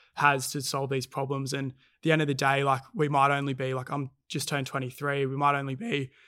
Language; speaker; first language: English; native; English